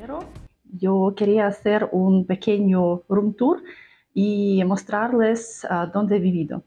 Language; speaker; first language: Spanish; non-native, fluent; Russian